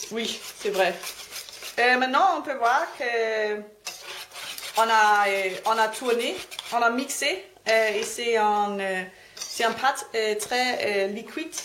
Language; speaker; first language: French; non-native, learner; Danish